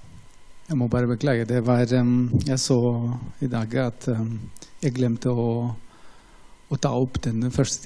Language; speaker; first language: Norwegian; non-native, fluent; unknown